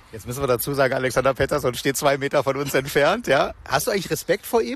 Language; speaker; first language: German; native; German